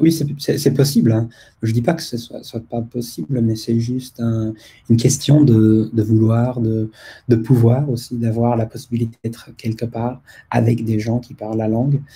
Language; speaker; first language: French; non-native, fluent; English